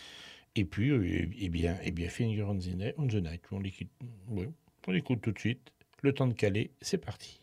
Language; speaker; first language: French; native; French